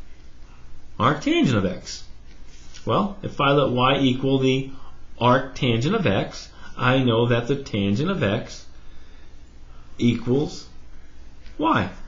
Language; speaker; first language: English; native; English